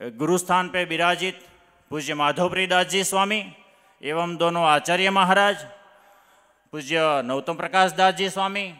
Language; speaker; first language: Hindi; non-native, local second language; Gujarati